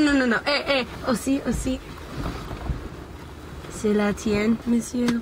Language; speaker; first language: French; non-native, learner; English